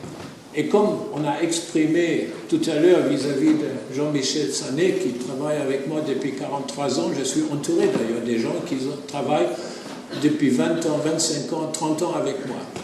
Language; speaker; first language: French; non-native, fluent; German